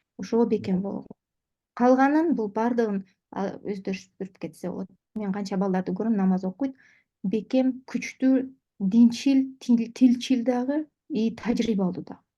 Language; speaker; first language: Kyrgyz; non-native, local second language; Russian